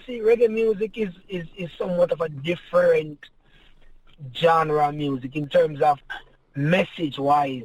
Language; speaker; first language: English; non-native, local second language; Jamaican Creole English